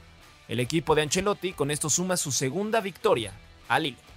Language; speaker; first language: Spanish; native; Spanish